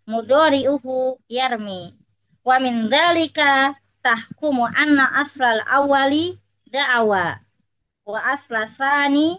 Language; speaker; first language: Arabic; non-native, learner; Indonesian